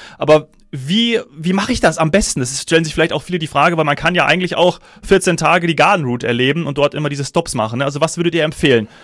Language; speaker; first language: German; native; German